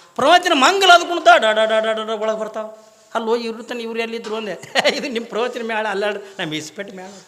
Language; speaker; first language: Kannada; native; Kannada